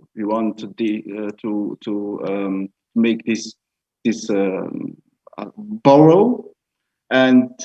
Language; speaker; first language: English; non-native, learner; German